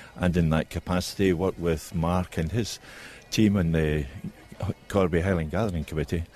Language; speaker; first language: English; native; English